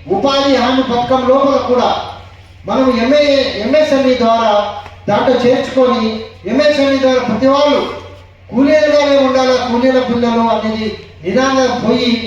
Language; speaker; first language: Telugu; non-native, local second language; Lambadi